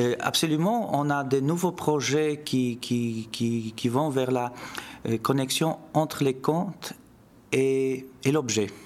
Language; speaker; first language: French; non-native, fluent; Polish